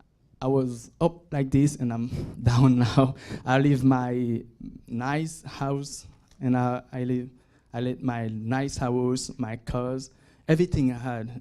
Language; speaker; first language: English; non-native, learner; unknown